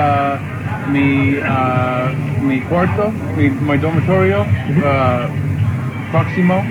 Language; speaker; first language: Spanish; non-native, learner; English